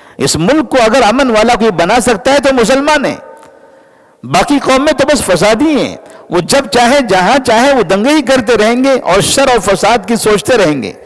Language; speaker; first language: Urdu; native; Urdu